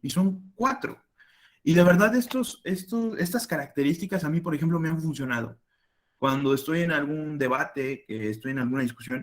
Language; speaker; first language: Spanish; native; Spanish